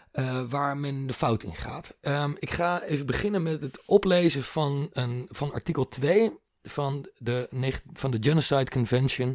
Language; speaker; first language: Dutch; native; Dutch